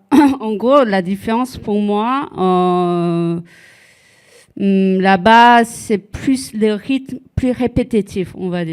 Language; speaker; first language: French; non-native, fluent; Korean